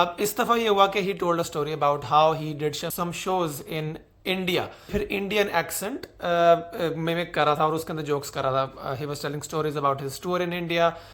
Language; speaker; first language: Urdu; native; Urdu